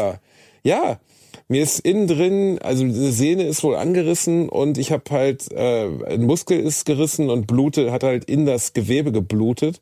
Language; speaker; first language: German; native; German